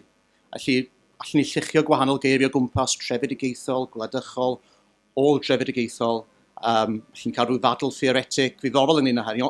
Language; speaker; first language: Welsh; native; Welsh